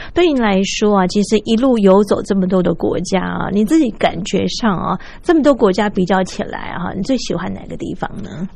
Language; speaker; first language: Chinese; native; Chinese